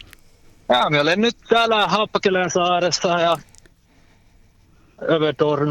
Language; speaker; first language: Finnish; non-native, local second language; Swedish